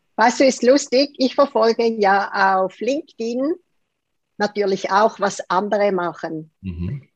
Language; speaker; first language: German; native; German